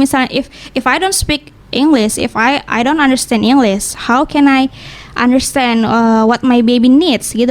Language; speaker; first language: English; non-native, learner; Indonesian